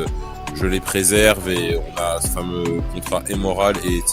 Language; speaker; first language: French; native; French